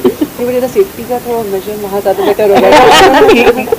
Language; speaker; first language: Hindi; native; Hindi